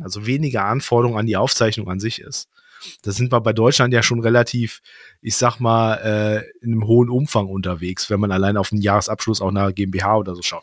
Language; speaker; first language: German; native; German